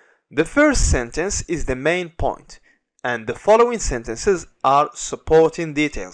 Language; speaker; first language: English; non-native, fluent; Arabic